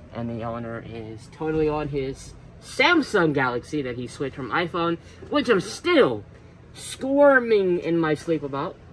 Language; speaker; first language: English; native; English